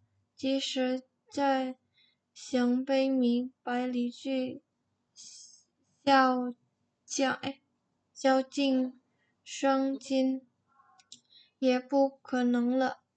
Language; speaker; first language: Chinese; non-native, learner; Indonesian